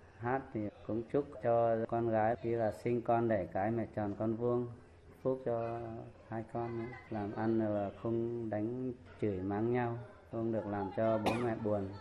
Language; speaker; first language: Vietnamese; non-native, local second language; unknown